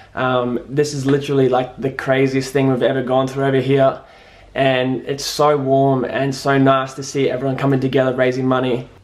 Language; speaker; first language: English; native; English